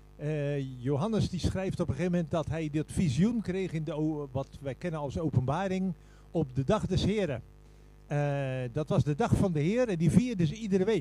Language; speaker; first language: Dutch; native; Dutch